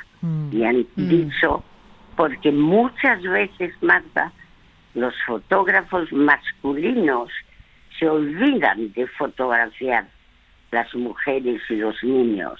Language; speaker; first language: Spanish; early bilingual, other home language; French